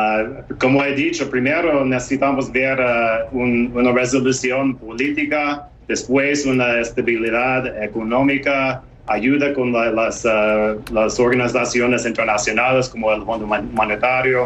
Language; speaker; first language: Spanish; non-native, fluent; English